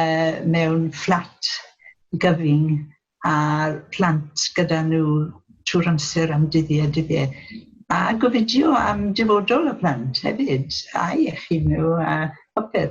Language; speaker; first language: Welsh; non-native, local second language; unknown